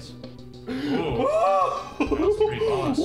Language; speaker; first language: English; native; English